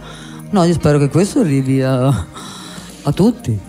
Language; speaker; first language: Italian; native; Italian